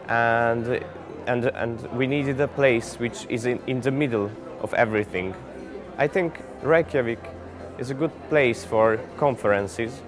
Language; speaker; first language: English; non-native, fluent; Hungarian